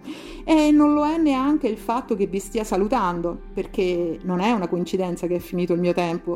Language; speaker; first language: Italian; native; Italian